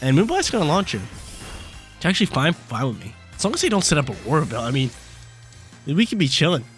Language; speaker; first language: English; native; English